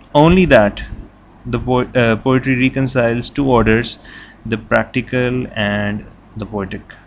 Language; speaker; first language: English; non-native, local second language; Urdu